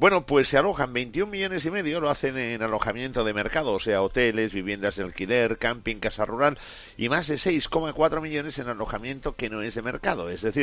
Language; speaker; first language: Spanish; native; Spanish